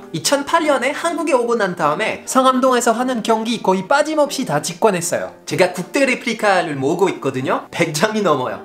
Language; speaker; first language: Korean; non-native, fluent; French